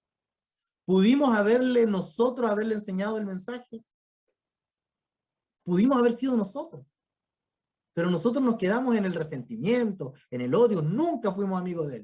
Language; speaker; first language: Spanish; native; Spanish